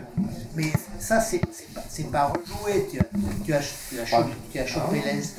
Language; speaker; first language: French; native; French